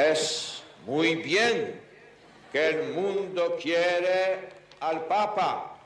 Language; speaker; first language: Spanish; non-native, fluent; Polish